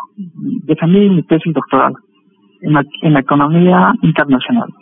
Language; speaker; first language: Spanish; native; Spanish